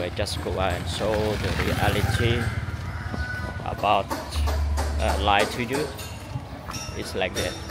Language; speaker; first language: English; non-native, learner; Khmer